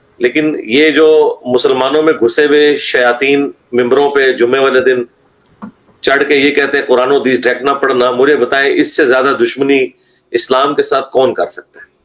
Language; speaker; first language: Urdu; non-native, local second language; Punjabi